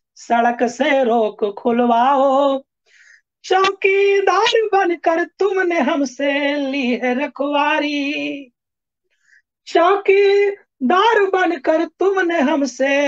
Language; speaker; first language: Hindi; native; Hindi